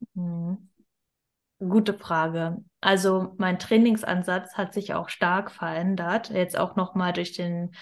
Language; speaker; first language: German; native; German